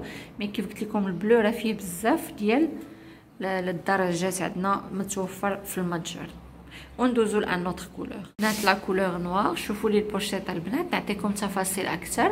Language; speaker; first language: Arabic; native; Arabic